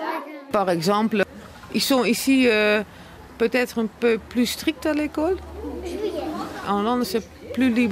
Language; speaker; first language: French; non-native, learner; Dutch